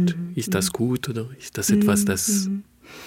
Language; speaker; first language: German; non-native, fluent; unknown